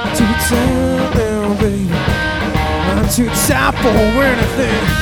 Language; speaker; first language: English; native; English